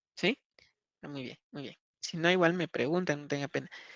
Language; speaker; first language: Spanish; native; Spanish